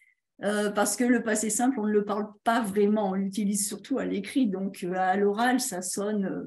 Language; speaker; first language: French; native; French